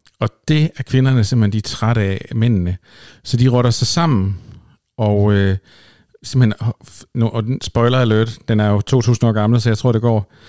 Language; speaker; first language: Danish; native; Danish